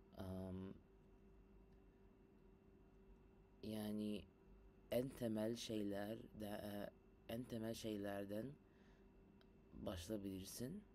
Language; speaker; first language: Turkish; non-native, learner; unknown